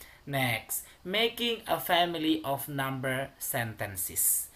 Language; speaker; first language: English; non-native, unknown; Indonesian